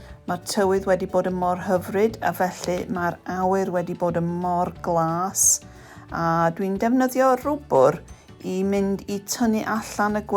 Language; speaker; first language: Welsh; non-native, learner; English